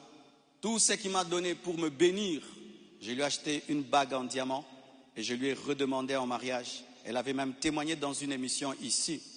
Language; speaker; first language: French; non-native, local second language; Lingala